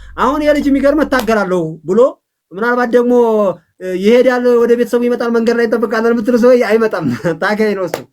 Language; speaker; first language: Amharic; native; Amharic